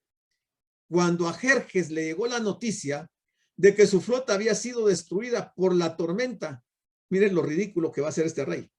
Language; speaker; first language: Spanish; native; Spanish